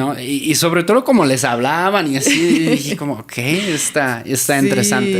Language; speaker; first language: Spanish; native; Spanish